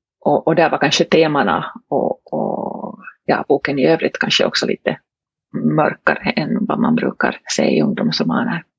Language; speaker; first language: Swedish; native; Swedish